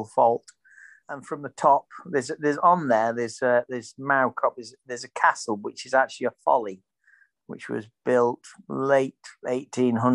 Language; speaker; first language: English; native; English